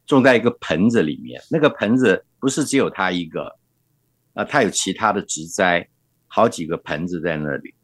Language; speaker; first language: Chinese; non-native, local second language; Hakka Chinese